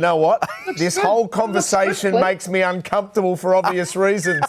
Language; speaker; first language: English; native; English